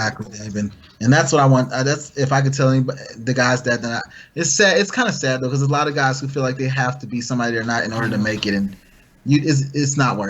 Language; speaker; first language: English; native; English